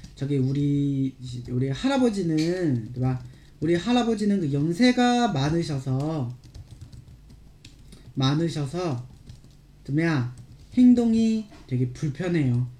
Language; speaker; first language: Korean; non-native, fluent; Chinese